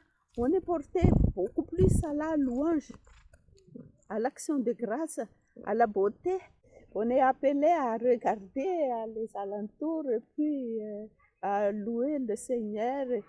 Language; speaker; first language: French; non-native, fluent; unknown